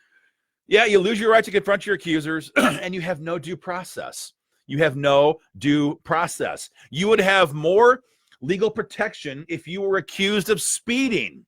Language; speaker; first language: English; native; English